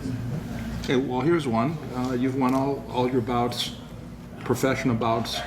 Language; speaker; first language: English; native; English